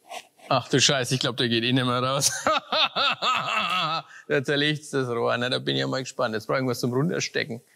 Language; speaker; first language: German; native; German